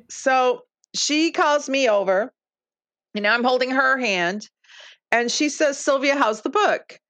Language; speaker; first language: English; early bilingual, other home language; Lithuanian